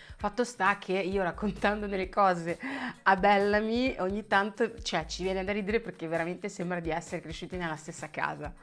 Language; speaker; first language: Italian; native; Italian